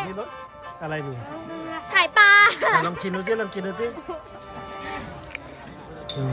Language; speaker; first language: Thai; native; Thai